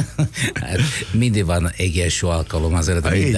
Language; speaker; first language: Hungarian; non-native, fluent; Italian